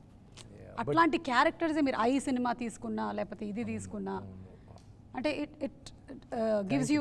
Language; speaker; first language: Telugu; native; Telugu